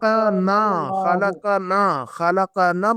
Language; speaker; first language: Arabic; non-native, fluent; Urdu